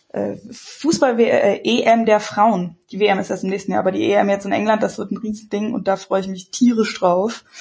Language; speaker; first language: German; native; German